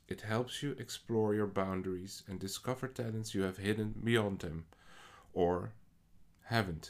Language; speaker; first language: English; non-native, fluent; Dutch